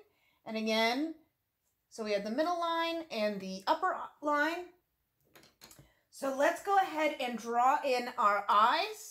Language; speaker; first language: English; native; English